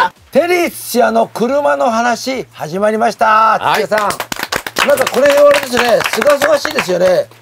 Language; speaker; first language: Japanese; native; Japanese